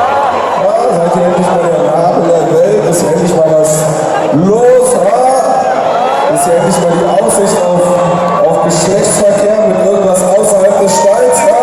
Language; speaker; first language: German; native; German